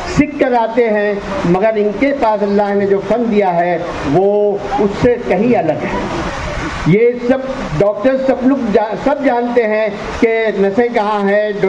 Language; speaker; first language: Hindi; non-native, local second language; Urdu